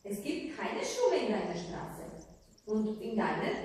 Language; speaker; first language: German; non-native, fluent; Croatian